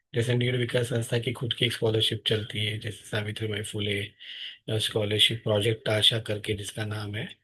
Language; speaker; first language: Hindi; non-native, local second language; Marathi